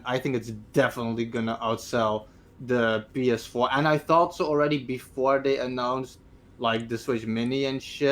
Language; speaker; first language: English; native; English